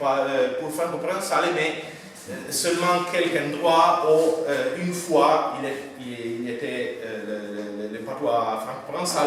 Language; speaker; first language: French; non-native, fluent; Italian